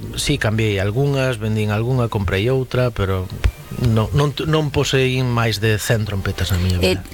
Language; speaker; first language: Galician; non-native, local second language; Spanish